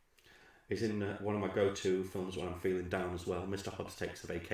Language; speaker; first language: English; native; English